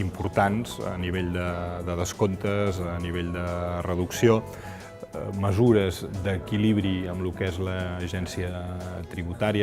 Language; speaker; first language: Catalan; native; Catalan